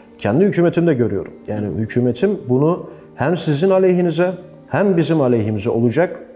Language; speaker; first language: Turkish; native; Turkish